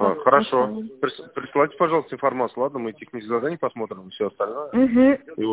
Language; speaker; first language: Russian; native; Russian